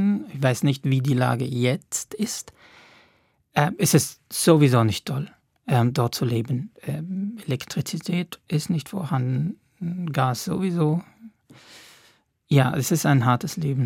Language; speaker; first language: German; non-native, fluent; Arabic